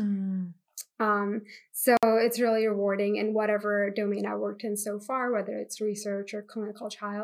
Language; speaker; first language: English; non-native, local second language; Hindi